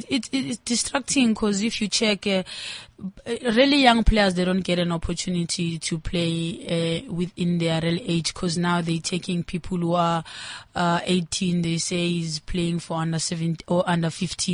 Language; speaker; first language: English; non-native, local second language; Zulu